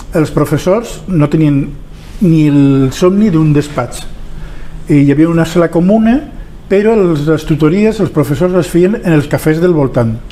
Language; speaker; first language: Catalan; non-native, local second language; Spanish